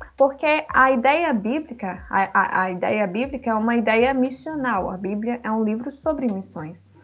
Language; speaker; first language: Portuguese; early bilingual, other home language; Upper Guinea Crioulo